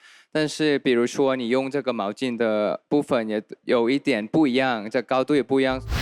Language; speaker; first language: Chinese; non-native, fluent; Thai